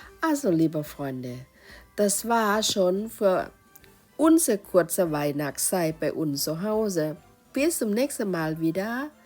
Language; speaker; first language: German; non-native, learner; Thai